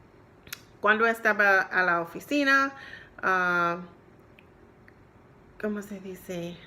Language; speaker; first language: Spanish; non-native, learner; English